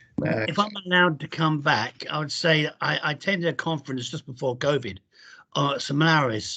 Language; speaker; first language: English; native; English